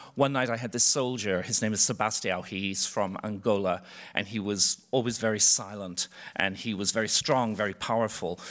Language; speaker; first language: English; native; English